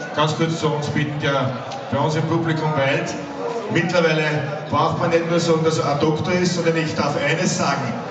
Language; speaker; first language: German; native; German